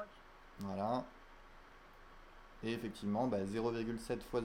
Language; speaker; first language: French; native; French